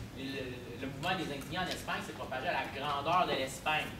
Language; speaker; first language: French; native; French